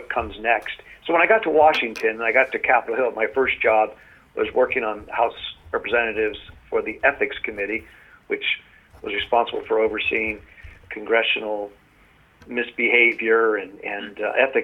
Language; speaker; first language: English; native; English